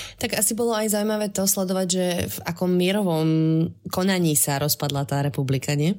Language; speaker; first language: Slovak; native; Slovak